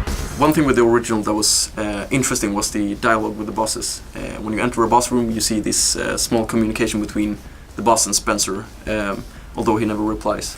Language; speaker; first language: English; non-native, fluent; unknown